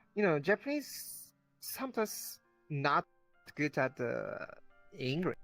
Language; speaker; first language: English; non-native, learner; Japanese